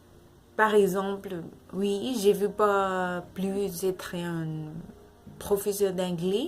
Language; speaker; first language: French; non-native, learner; Spanish